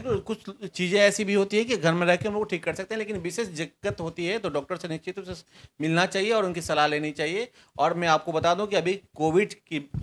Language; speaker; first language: Hindi; native; Hindi